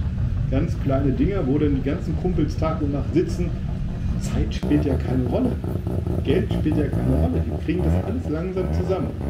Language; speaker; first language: German; native; German